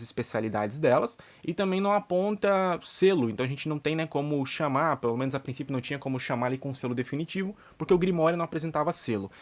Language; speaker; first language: Portuguese; native; Portuguese